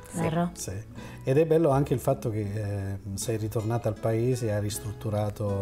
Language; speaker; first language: Italian; native; Italian